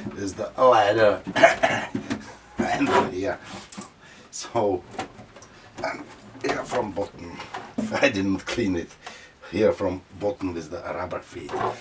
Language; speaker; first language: English; non-native, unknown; Czech